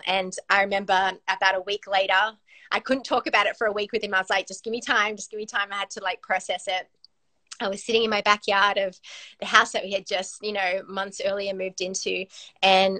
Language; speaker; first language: English; native; English